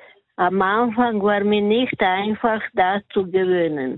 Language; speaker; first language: German; non-native, learner; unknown